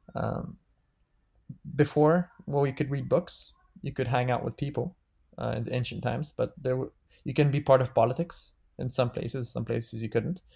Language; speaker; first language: English; non-native, fluent; Bulgarian